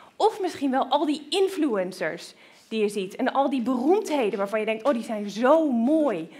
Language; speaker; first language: Dutch; native; Dutch